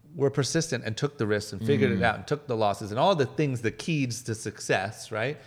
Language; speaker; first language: English; native; English